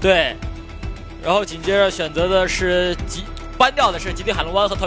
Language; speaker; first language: Chinese; native; Chinese